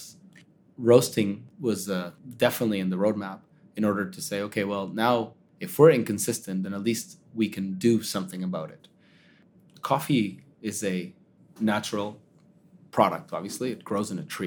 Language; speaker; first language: English; early bilingual, other home language; Spanish